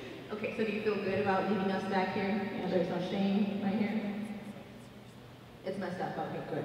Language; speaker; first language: English; early bilingual, other home language; Spanish